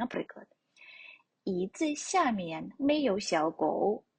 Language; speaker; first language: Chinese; non-native, fluent; Ukrainian